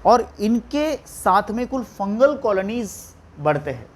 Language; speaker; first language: Hindi; non-native, local second language; Marathi